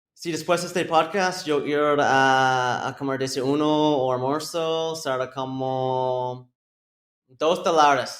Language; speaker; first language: Spanish; non-native, learner; English